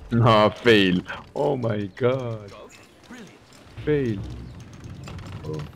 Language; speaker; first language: English; non-native, learner; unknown